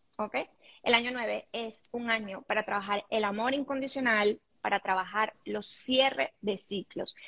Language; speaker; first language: Spanish; native; Spanish